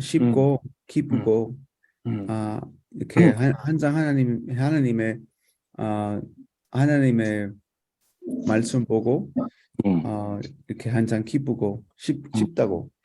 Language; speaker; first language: Korean; non-native, fluent; Spanish